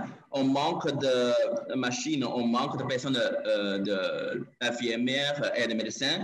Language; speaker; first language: French; non-native, learner; Chinese